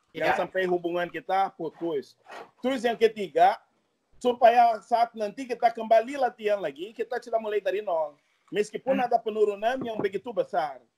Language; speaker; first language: Indonesian; non-native, fluent; Portuguese